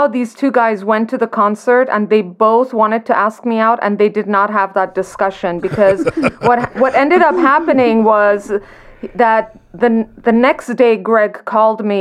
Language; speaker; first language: English; non-native, local second language; Persian